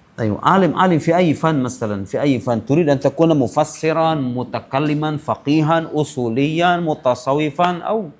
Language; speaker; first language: Arabic; non-native, fluent; Indonesian